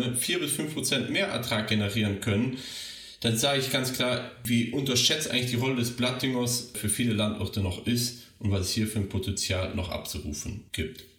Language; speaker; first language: German; native; German